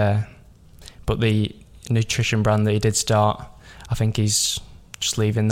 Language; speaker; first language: English; native; English